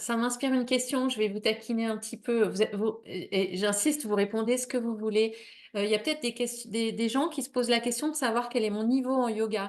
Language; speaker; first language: French; native; French